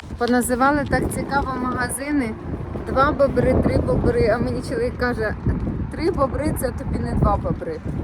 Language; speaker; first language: Ukrainian; non-native, local second language; Russian